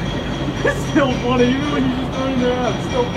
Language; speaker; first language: English; native; English